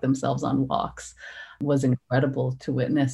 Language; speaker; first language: English; non-native, local second language; Cantonese